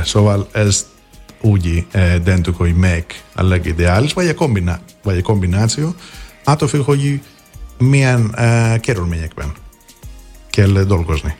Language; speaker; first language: Hungarian; non-native, fluent; Greek